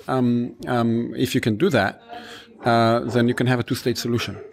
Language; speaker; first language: English; non-native, fluent; Hebrew